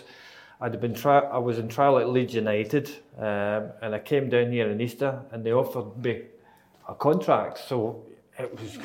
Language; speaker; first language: English; native; English